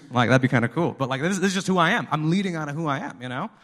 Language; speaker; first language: English; early bilingual, other home language; Spanish